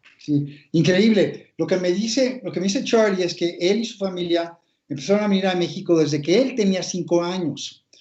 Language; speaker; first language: Spanish; native; Spanish